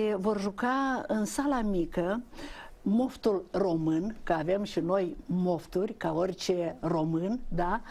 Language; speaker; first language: Romanian; native; Romanian